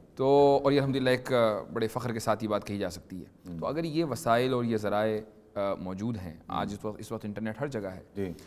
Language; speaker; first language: Urdu; native; Urdu